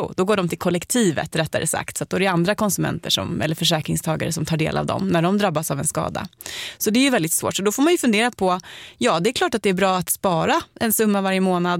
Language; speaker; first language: Swedish; native; Swedish